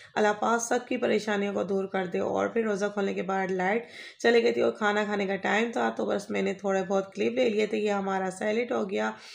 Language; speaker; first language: Urdu; native; Urdu